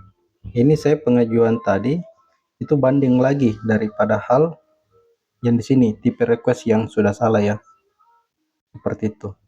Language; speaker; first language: Indonesian; native; Indonesian